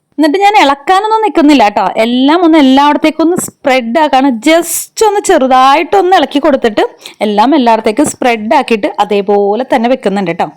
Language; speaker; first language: Malayalam; native; Malayalam